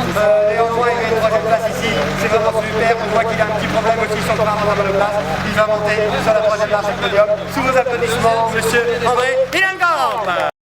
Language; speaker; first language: French; native; French